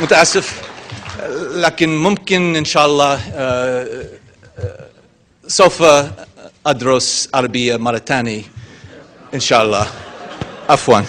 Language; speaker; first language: Arabic; non-native, learner; English